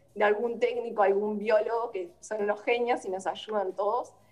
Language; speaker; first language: Spanish; native; Spanish